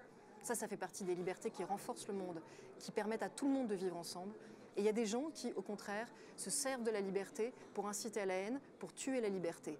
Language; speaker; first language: French; native; French